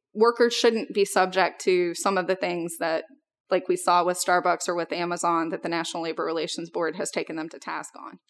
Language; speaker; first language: English; native; English